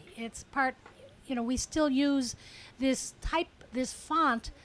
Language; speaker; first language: English; native; English